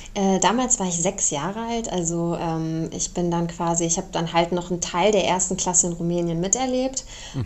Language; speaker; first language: German; early bilingual, other home language; Romanian